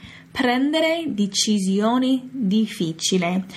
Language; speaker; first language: Italian; non-native, fluent; English